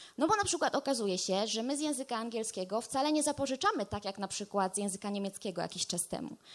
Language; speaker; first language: Polish; native; Polish